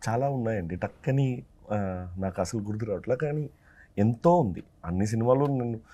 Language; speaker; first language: Telugu; non-native, local second language; Tamil